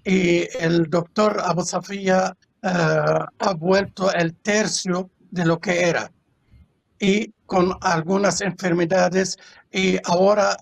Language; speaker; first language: Spanish; non-native, fluent; Arabic